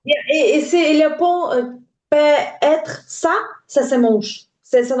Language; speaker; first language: French; non-native, learner; Ukrainian